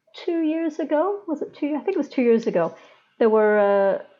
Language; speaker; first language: English; native; English